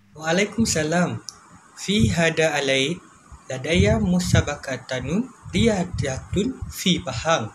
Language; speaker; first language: Arabic; non-native, learner; Malay